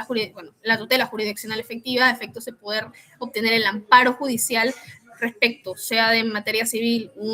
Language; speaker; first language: Spanish; native; Spanish